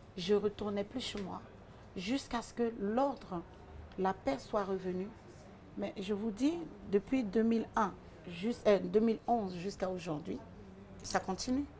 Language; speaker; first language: French; early bilingual, other home language; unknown